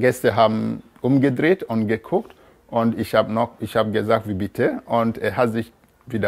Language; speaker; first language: German; non-native, fluent; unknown